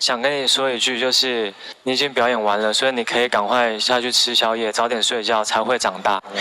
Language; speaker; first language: Chinese; native; Chinese